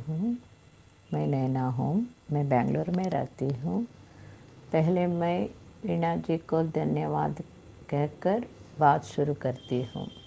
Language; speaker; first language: Hindi; non-native, learner; Malayalam